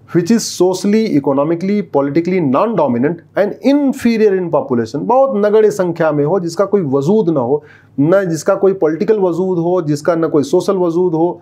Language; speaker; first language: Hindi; native; Hindi